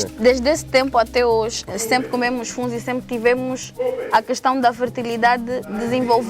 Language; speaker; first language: Portuguese; native; Portuguese